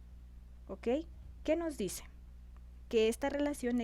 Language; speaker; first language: Spanish; native; Spanish